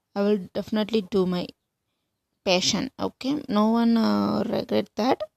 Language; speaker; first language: English; non-native, local second language; Tamil